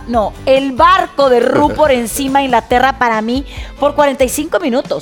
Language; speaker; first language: Spanish; native; Spanish